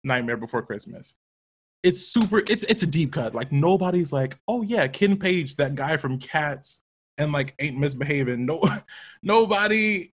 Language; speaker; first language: English; native; English